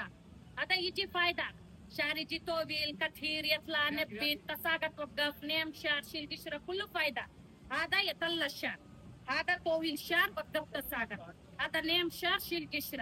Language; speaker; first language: Arabic; non-native, learner; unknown